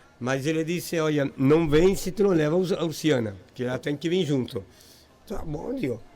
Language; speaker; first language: Portuguese; native; Portuguese